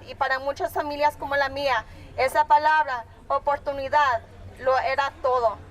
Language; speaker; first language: Spanish; early bilingual, heritage; Spanish